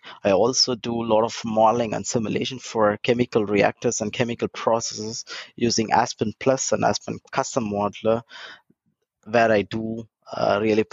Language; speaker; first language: English; non-native, local second language; Tamil